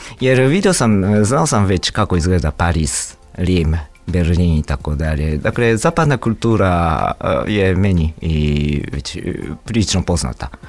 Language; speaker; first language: Serbian; non-native, fluent; Japanese